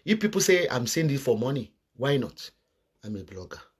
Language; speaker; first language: English; non-native, local second language; Yoruba